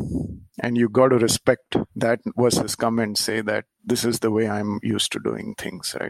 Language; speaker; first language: English; non-native, local second language; Marathi